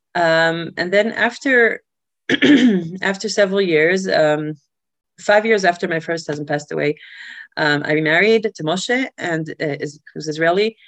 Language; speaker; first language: English; early bilingual, other home language; Hebrew